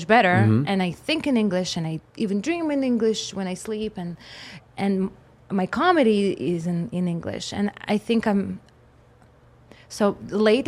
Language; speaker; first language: English; non-native, fluent; Russian